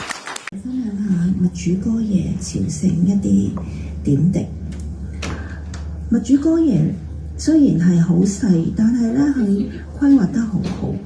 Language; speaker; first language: Cantonese; native; Cantonese